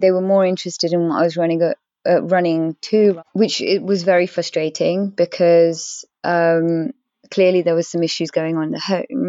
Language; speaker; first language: English; native; English